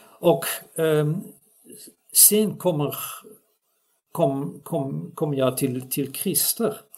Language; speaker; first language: Swedish; non-native, fluent; Dutch